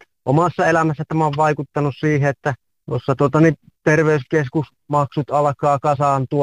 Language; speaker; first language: Finnish; native; Finnish